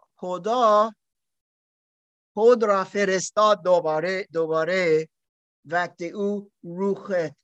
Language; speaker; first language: Persian; non-native, learner; German